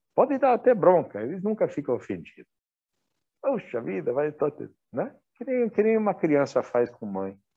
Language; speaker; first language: Portuguese; non-native, fluent; English